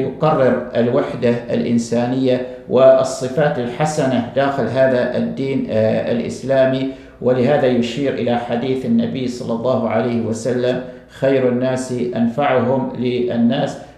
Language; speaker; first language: Arabic; native; Arabic